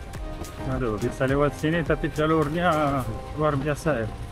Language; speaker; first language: Indonesian; non-native, fluent; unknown